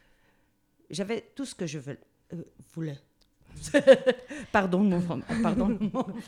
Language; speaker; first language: French; non-native, learner; Spanish